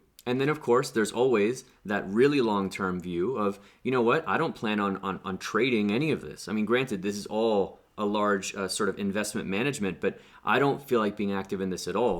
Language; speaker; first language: English; native; English